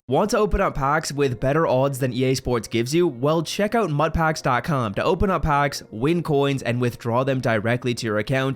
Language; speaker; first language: English; native; English